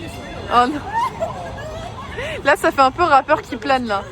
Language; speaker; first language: French; native; French